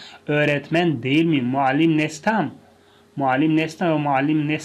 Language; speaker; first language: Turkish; non-native, fluent; Tajik